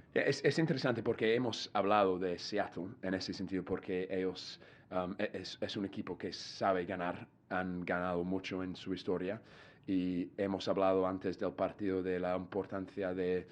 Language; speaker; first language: Spanish; non-native, fluent; English